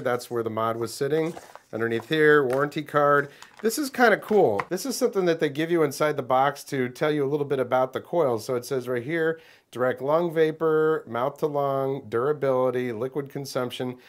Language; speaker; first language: English; native; English